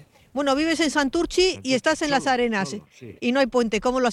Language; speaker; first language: Spanish; native; Spanish